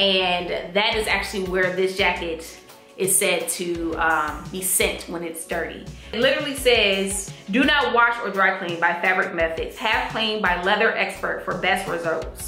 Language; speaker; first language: English; native; English